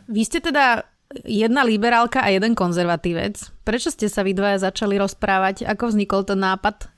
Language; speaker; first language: Slovak; native; Slovak